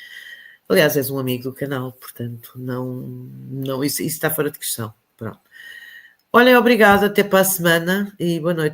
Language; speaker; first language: Portuguese; native; Portuguese